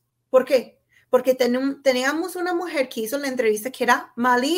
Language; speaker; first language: Spanish; non-native, fluent; English